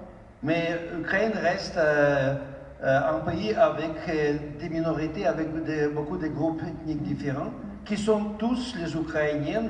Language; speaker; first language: French; non-native, fluent; Russian